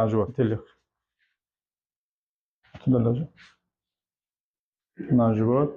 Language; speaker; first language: Russian; non-native, local second language; Tajik